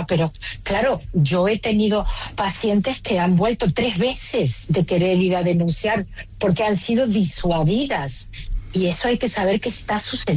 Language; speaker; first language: Spanish; native; Spanish